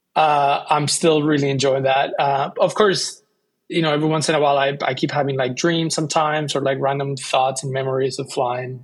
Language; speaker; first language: English; non-native, fluent; Spanish